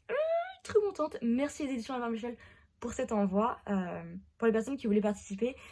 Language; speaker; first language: French; native; French